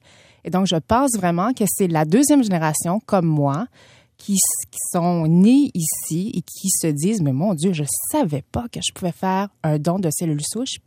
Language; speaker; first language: French; early bilingual, other home language; Vietnamese